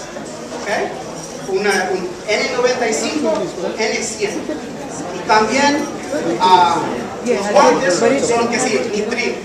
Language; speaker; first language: Spanish; early bilingual, heritage; English